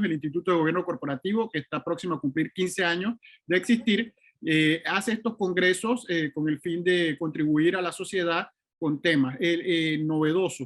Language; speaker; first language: Spanish; native; Spanish